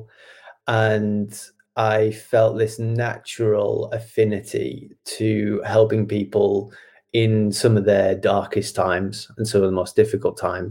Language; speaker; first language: English; native; English